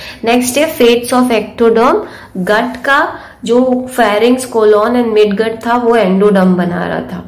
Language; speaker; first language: Hindi; native; Hindi